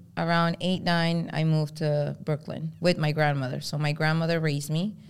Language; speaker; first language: English; early bilingual, other home language; Spanish